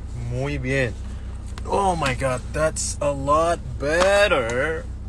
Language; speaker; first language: English; non-native, fluent; Indonesian